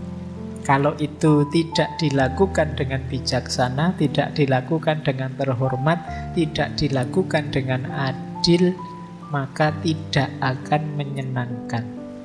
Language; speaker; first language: Indonesian; native; Indonesian